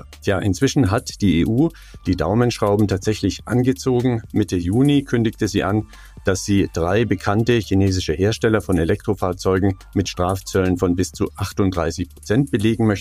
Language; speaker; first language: German; native; German